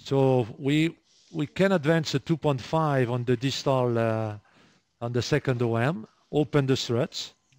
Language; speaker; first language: English; non-native, fluent; French